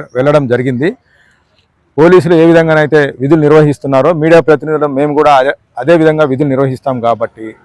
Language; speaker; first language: Telugu; native; Telugu